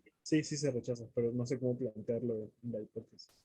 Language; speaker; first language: Spanish; native; Spanish